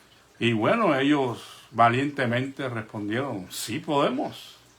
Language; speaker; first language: Spanish; native; Spanish